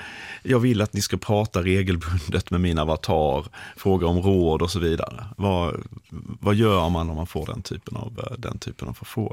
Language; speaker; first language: Swedish; native; Swedish